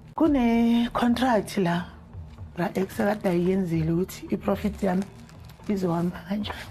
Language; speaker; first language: Zulu; native; Zulu